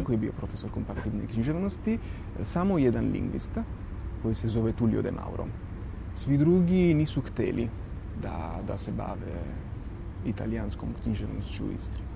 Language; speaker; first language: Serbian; non-native, fluent; Italian